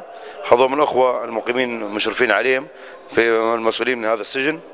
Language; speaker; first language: Arabic; native; Arabic